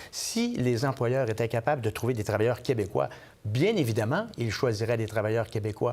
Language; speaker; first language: French; native; French